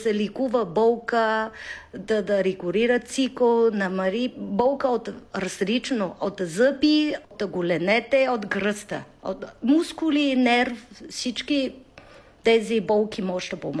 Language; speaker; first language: Bulgarian; non-native, learner; Chinese